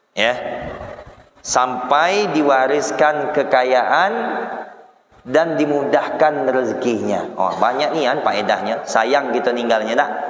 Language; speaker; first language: Malay; non-native, local second language; Banjar